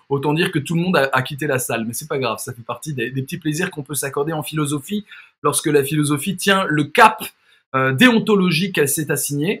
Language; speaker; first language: French; native; French